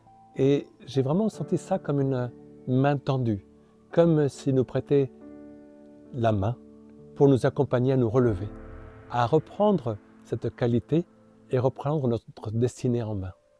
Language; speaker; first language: French; native; French